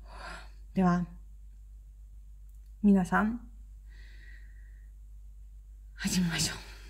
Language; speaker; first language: Japanese; non-native, fluent; Ukrainian